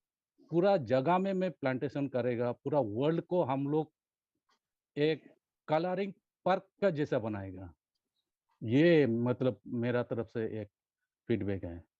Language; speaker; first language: Hindi; non-native, local second language; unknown